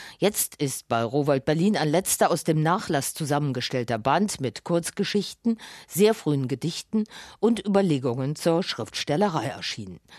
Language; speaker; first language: German; native; German